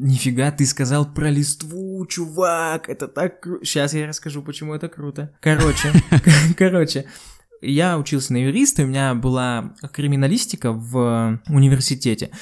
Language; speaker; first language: Russian; native; Russian